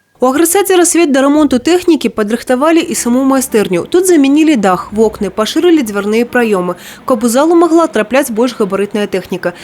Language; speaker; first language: Belarusian; native; Belarusian